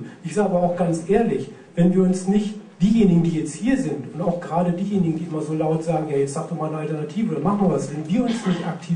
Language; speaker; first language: German; native; German